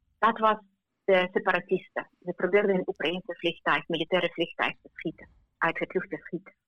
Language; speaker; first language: Dutch; non-native, fluent; Ukrainian